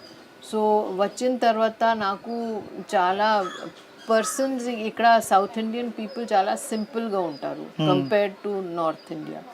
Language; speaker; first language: Telugu; non-native, fluent; Hindi